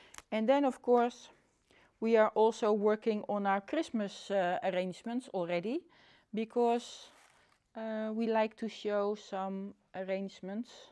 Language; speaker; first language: English; non-native, fluent; Dutch